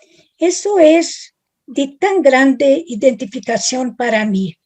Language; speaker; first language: Spanish; non-native, fluent; Italian